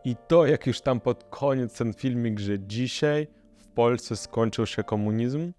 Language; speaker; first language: Polish; non-native, fluent; Russian